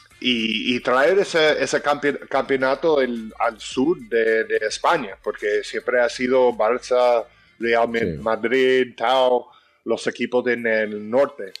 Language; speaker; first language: Spanish; early bilingual, heritage; English